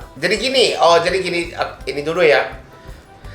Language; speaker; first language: Indonesian; non-native, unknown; Japanese